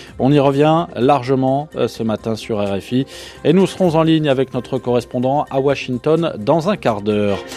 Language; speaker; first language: French; native; French